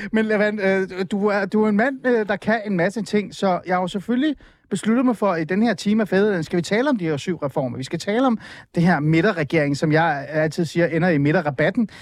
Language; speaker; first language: Danish; early bilingual, other home language; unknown